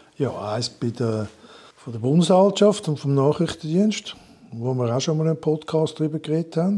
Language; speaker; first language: German; non-native, local second language; French